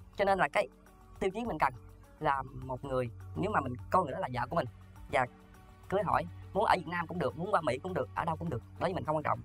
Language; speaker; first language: Vietnamese; native; Vietnamese